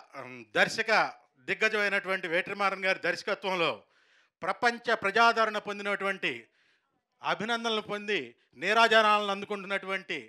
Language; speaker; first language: Telugu; native; Telugu